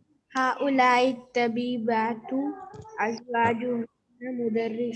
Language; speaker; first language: Arabic; non-native, learner; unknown